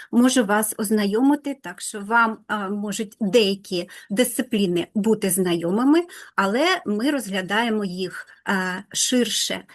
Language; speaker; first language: Ukrainian; non-native, local second language; Russian